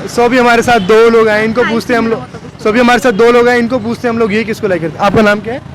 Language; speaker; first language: Hindi; native; Hindi